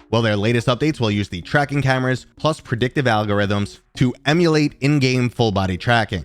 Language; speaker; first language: English; native; English